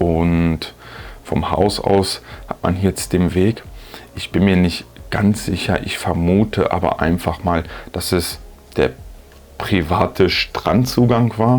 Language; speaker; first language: German; native; German